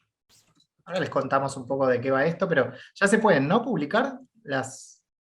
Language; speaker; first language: Spanish; native; Spanish